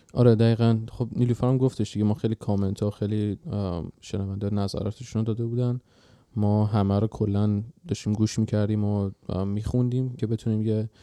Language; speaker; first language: Persian; native; Persian